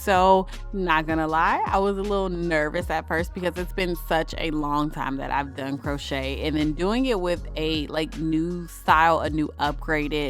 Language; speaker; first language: English; native; English